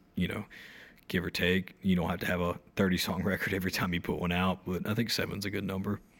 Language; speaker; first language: English; native; English